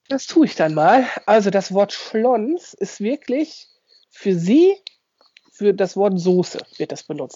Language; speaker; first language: German; native; German